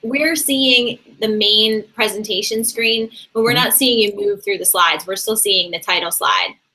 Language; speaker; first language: English; native; English